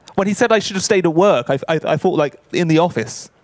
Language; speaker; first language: English; native; English